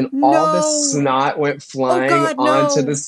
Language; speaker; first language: English; native; English